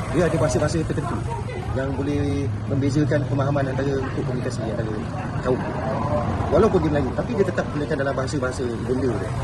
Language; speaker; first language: Malay; native; Malay